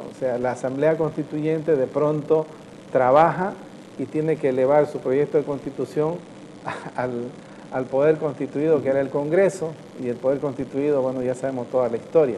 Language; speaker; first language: Spanish; native; Spanish